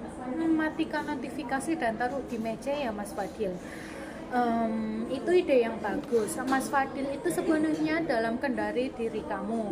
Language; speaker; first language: Indonesian; native; Indonesian